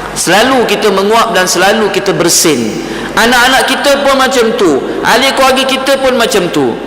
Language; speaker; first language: Malay; native; Malay